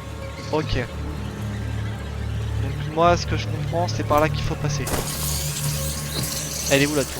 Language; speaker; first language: French; native; French